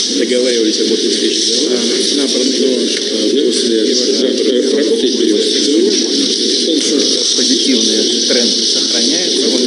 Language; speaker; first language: Russian; native; Russian